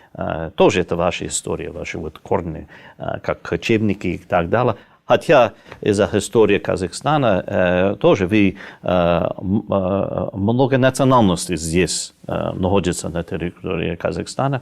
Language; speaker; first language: Russian; non-native, fluent; English